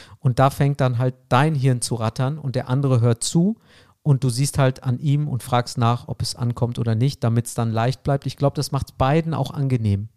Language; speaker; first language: German; non-native, fluent; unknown